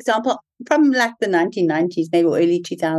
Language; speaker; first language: English; native; English